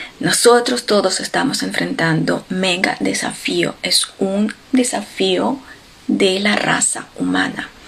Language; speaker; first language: Spanish; non-native, fluent; Ukrainian